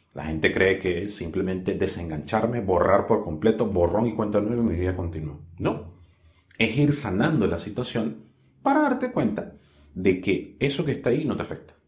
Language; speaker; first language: Spanish; native; Spanish